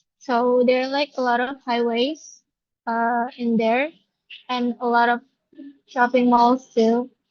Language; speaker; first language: English; non-native, learner; Indonesian